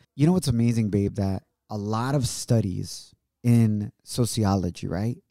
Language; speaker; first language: English; early bilingual, other home language; Spanish